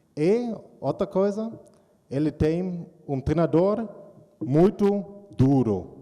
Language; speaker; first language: Portuguese; non-native, learner; German